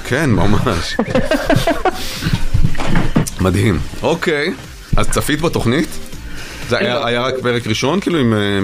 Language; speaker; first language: Hebrew; native; Hebrew